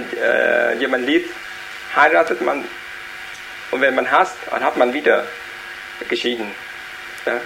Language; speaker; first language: German; non-native, learner; Vietnamese